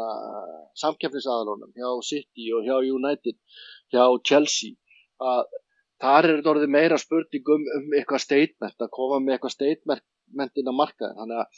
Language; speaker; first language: Icelandic; native; Icelandic